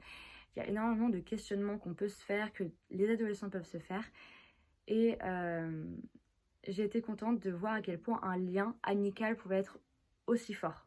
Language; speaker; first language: French; native; French